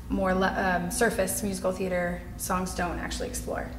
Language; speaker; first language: English; native; English